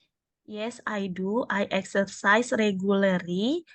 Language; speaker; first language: English; non-native, learner; Indonesian